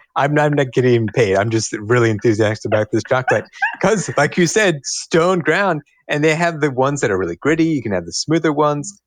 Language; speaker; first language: English; native; English